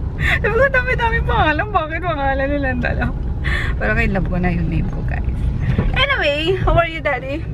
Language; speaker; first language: Filipino; native; Filipino